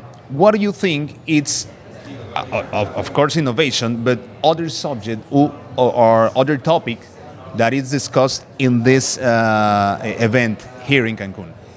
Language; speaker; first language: English; non-native, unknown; Spanish